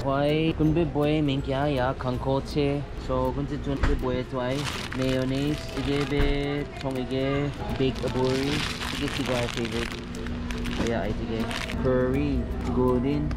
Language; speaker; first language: English; native; English